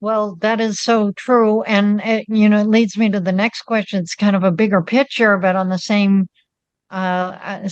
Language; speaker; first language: English; native; English